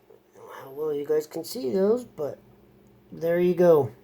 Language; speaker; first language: English; native; English